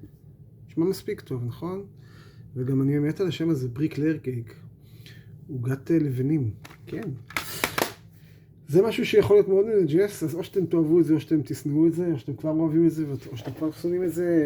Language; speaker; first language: Hebrew; native; Hebrew